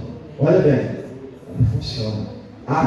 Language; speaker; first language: Portuguese; native; Portuguese